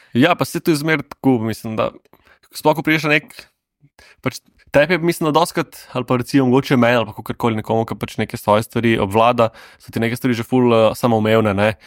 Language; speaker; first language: Slovenian; native; Slovenian